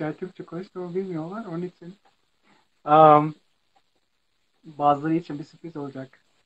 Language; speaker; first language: Turkish; non-native, fluent; Arabic